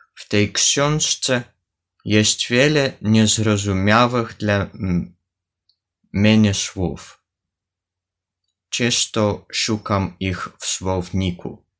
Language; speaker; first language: Polish; non-native, learner; Russian